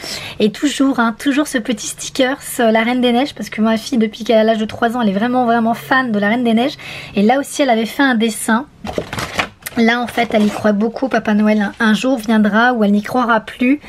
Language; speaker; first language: French; native; French